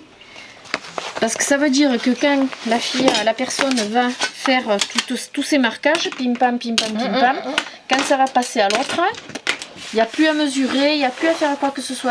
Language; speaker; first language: French; native; French